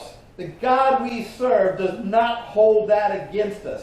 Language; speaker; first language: English; native; English